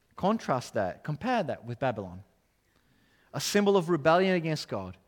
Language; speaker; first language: English; non-native, fluent; Portuguese